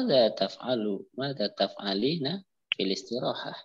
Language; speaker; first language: Arabic; non-native, fluent; Indonesian